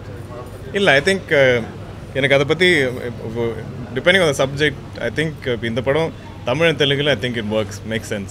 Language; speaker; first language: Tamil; non-native, local second language; Malayalam